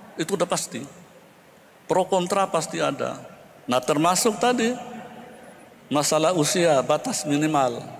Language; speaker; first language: Indonesian; non-native, local second language; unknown